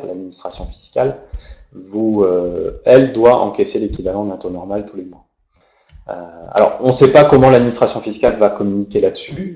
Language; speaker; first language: French; native; French